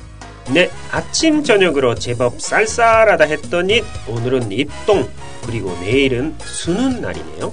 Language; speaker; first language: Korean; non-native, learner; Japanese